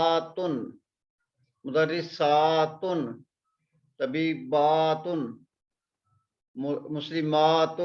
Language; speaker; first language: Arabic; non-native, fluent; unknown